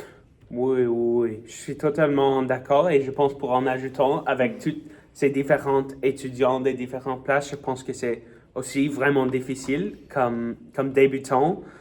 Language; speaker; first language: French; non-native, learner; English